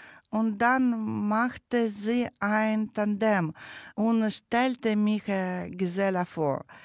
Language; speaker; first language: German; non-native, learner; Russian